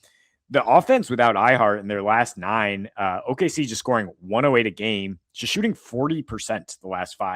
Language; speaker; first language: English; native; English